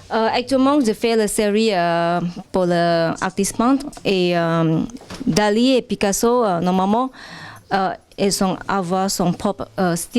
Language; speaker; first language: French; non-native, fluent; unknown